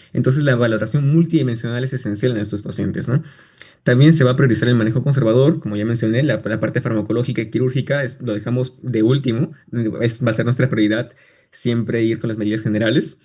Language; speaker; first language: Spanish; native; Spanish